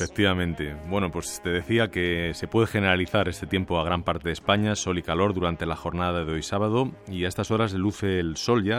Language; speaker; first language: Spanish; native; Spanish